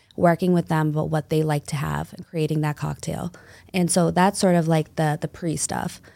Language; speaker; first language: English; native; English